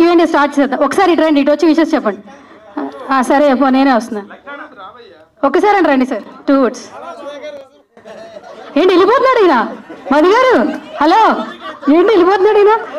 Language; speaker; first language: Telugu; native; Telugu